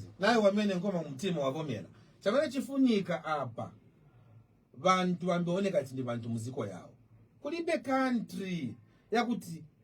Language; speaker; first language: Nyanja; non-native, local second language; Bemba